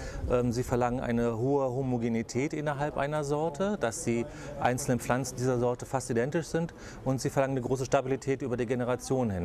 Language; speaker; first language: German; native; German